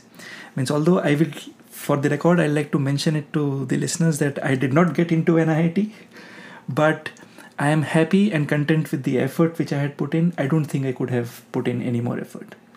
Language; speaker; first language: English; non-native, local second language; Hindi